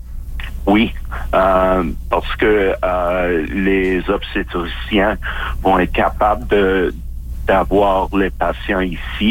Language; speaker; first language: French; non-native, local second language; English